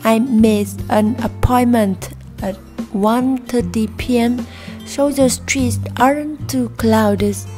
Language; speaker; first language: English; non-native, learner; Vietnamese